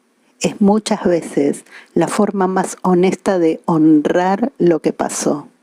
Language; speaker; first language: Spanish; native; Spanish